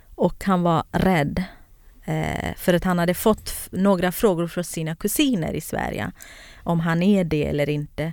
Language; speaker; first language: Swedish; non-native, fluent; Kurdish